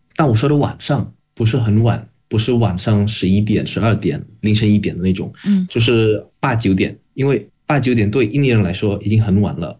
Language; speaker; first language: Chinese; non-native, fluent; Indonesian